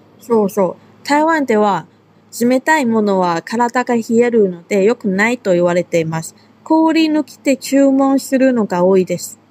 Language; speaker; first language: Japanese; non-native, fluent; Chinese